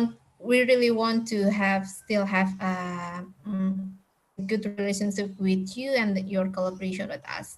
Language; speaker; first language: English; non-native, fluent; Indonesian